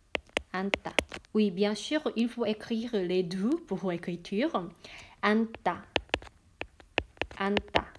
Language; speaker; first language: French; non-native, fluent; Korean